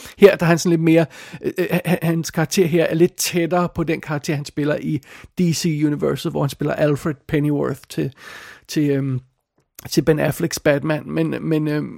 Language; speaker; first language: Danish; native; Danish